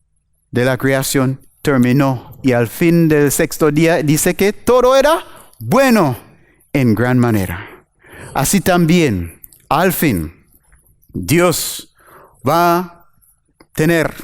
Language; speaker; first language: Spanish; non-native, learner; English